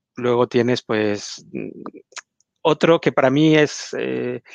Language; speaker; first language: Spanish; native; Spanish